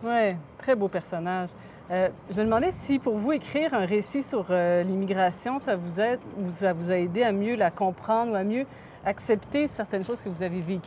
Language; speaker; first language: French; native; French